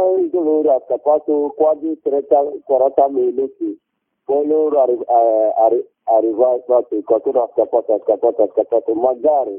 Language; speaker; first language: Italian; non-native, learner; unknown